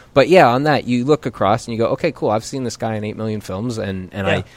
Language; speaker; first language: English; native; English